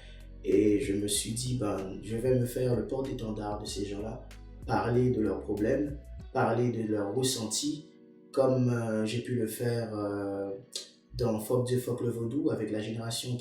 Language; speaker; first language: French; non-native, local second language; Haitian Creole